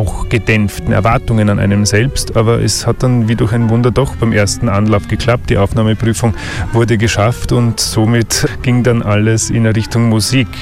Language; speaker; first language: German; native; German